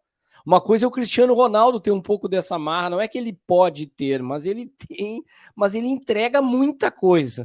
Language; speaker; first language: Portuguese; native; Portuguese